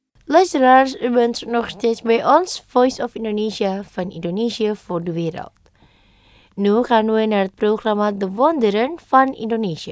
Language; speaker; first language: Dutch; non-native, learner; Indonesian